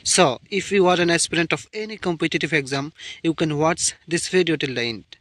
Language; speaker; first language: English; non-native, local second language; Assamese